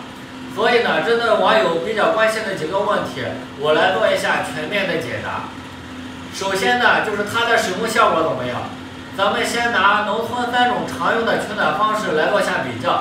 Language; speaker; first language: Chinese; native; Chinese